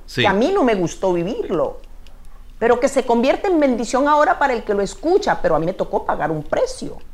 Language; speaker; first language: Spanish; native; Spanish